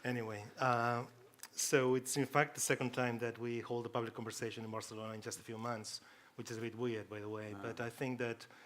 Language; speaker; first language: English; non-native, fluent; Catalan